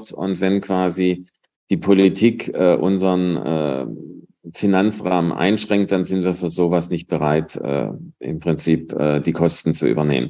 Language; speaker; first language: German; native; German